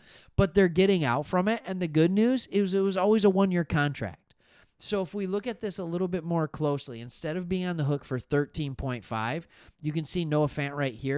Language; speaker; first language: English; native; English